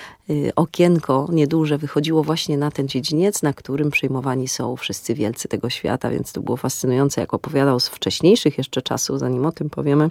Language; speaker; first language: Polish; native; Polish